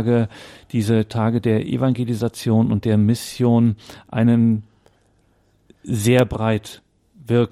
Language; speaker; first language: German; native; German